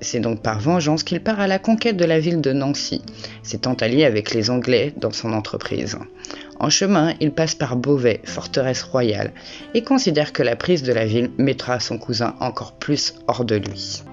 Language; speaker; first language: French; native; French